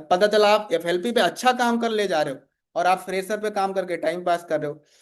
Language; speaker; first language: Hindi; native; Hindi